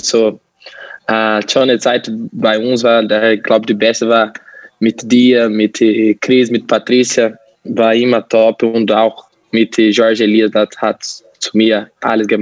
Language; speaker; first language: German; non-native, learner; Portuguese